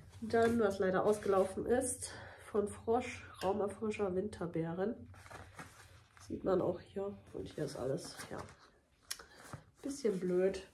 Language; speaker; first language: German; native; German